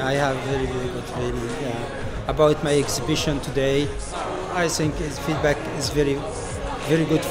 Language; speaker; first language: English; non-native, learner; Arabic